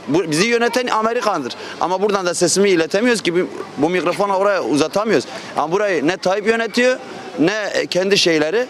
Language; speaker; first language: Turkish; non-native, local second language; Kurdish